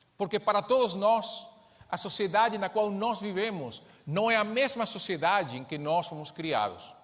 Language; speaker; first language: Portuguese; non-native, fluent; Spanish